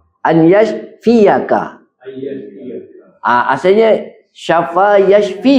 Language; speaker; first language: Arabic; non-native, fluent; Malay